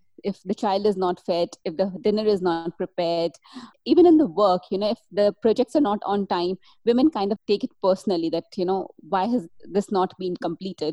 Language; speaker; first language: English; non-native, local second language; Hindi